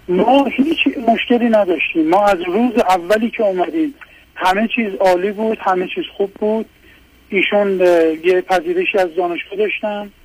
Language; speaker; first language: Persian; non-native, local second language; Azerbaijani